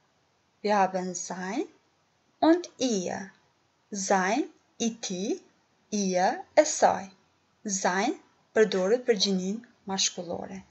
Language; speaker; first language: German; non-native, fluent; Albanian